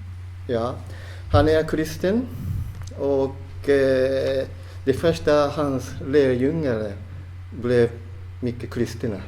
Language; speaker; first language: Swedish; non-native, fluent; Japanese